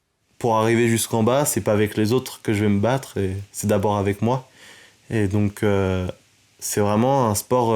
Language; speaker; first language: French; native; French